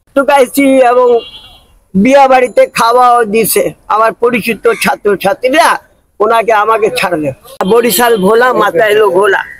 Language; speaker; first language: Bangla; non-native, local second language; Urdu